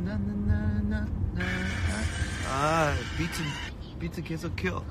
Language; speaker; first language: Korean; non-native, fluent; Chinese